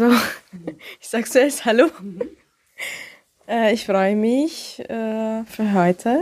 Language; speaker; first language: German; non-native, learner; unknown